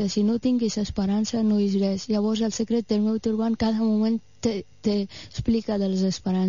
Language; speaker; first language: Catalan; non-native, fluent; Persian